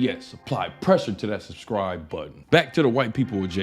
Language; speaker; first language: English; native; English